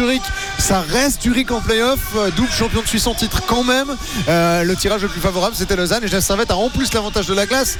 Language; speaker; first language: French; native; French